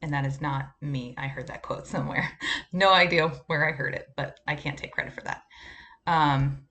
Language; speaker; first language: English; native; English